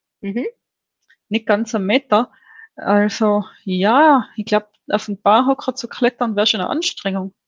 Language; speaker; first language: German; native; German